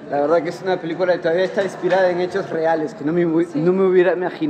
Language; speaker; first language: Spanish; native; Spanish